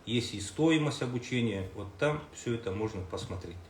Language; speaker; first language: Russian; non-native, local second language; Kazakh